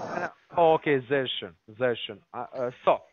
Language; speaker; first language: German; non-native, learner; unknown